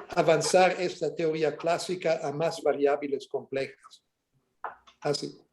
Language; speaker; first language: Spanish; non-native, fluent; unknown